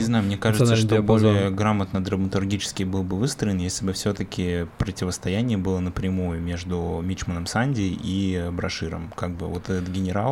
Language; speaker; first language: Russian; native; Russian